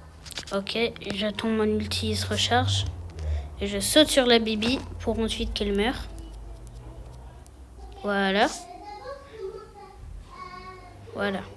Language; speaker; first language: French; native; French